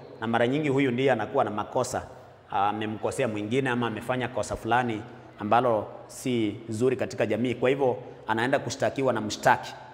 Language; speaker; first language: Swahili; non-native, local second language; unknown